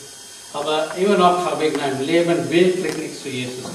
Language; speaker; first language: German; non-native, learner; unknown